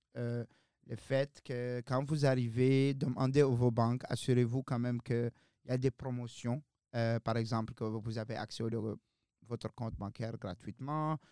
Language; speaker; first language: French; non-native, local second language; Arabic